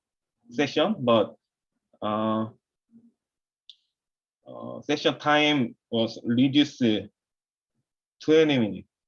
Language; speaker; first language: English; non-native, learner; Korean